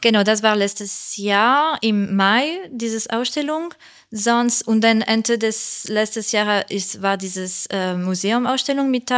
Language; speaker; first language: German; non-native, learner; French